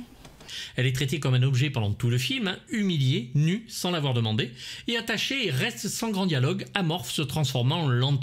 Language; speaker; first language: French; native; French